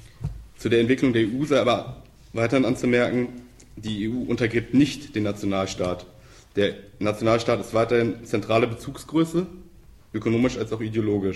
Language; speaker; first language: German; native; German